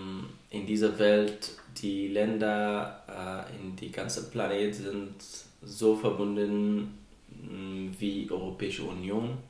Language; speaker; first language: German; non-native, fluent; Persian